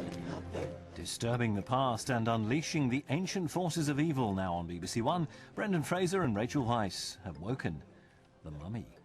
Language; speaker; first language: English; native; English